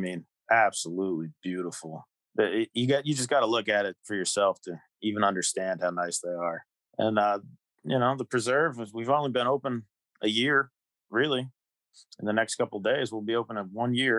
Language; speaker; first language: English; native; English